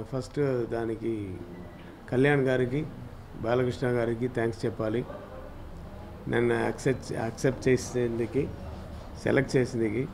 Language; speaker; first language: Telugu; non-native, learner; Tamil